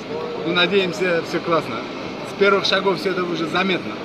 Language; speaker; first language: Russian; non-native, local second language; Uzbek